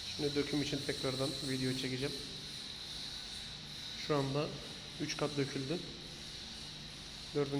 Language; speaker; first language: Turkish; native; Turkish